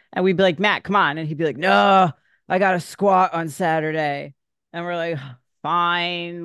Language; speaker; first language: English; native; English